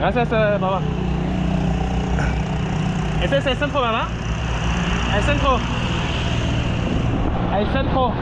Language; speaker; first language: Spanish; non-native, learner; French